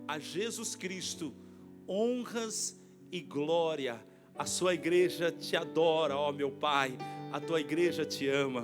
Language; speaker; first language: Portuguese; native; Portuguese